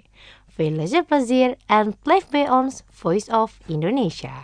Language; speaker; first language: Dutch; non-native, fluent; Indonesian